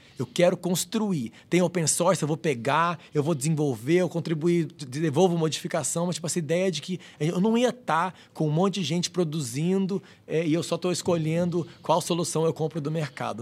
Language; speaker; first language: Portuguese; non-native, fluent; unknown